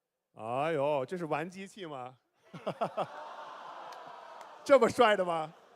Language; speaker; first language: Chinese; native; Chinese